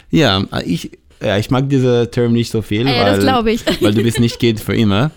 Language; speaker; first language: German; non-native, learner; Hebrew